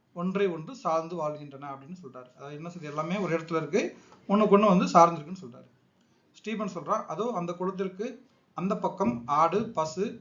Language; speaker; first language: Tamil; native; Tamil